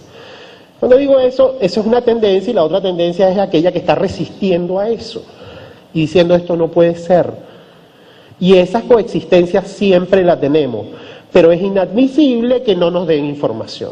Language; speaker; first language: Spanish; native; Spanish